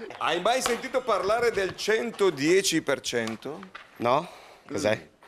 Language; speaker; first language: Italian; native; Italian